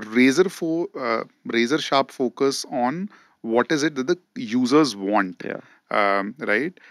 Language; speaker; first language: English; non-native, local second language; Hindi